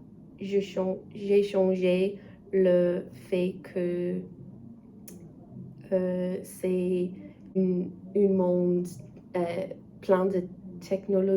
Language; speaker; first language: French; non-native, learner; English